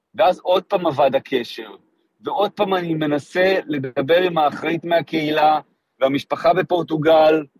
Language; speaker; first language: Hebrew; native; Hebrew